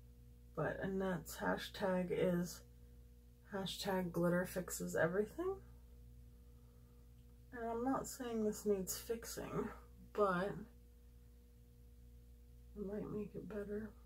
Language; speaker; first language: English; native; English